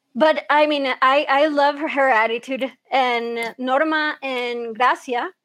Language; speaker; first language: English; early bilingual, other home language; Spanish